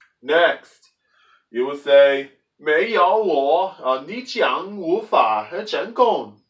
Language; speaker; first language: Chinese; non-native, learner; English